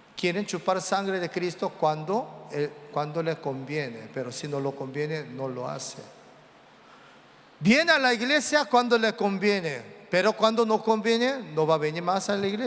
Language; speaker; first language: Spanish; non-native, learner; Korean